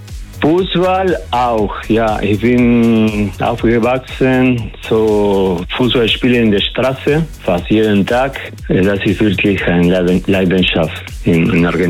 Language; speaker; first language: German; non-native, learner; Spanish